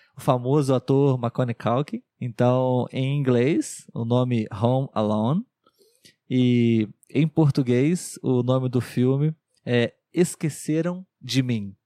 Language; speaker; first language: Portuguese; native; Portuguese